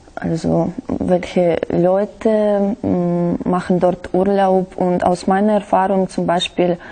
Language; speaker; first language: German; non-native, learner; Russian